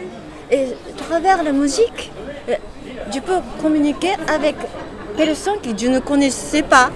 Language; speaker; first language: French; non-native, learner; Japanese